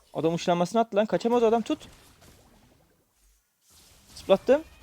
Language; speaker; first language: Turkish; native; Turkish